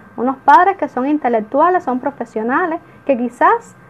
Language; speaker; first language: Spanish; native; Spanish